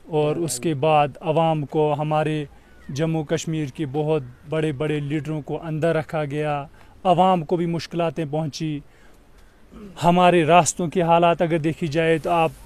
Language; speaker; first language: Hindi; non-native, local second language; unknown